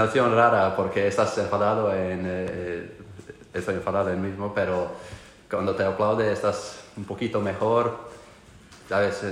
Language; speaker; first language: Spanish; non-native, learner; Croatian